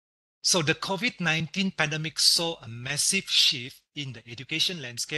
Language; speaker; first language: English; non-native, local second language; Malay